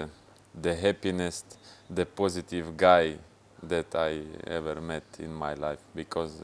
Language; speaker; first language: English; non-native, fluent; Russian